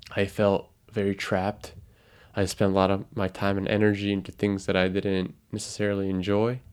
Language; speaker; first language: English; non-native, fluent; Japanese